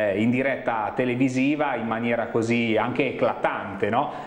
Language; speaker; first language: Italian; native; Italian